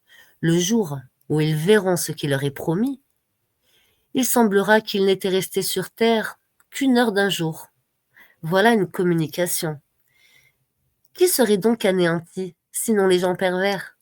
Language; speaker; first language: French; native; French